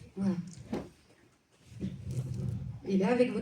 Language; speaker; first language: French; native; French